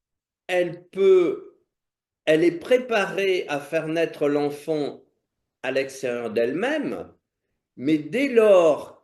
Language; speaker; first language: French; native; French